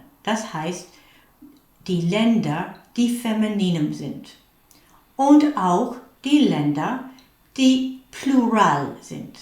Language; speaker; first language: German; non-native, fluent; English